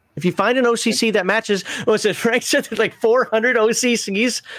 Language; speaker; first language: English; native; English